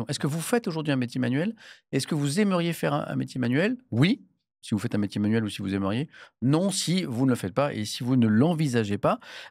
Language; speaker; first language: French; native; French